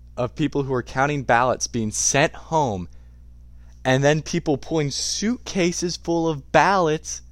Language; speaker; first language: English; native; English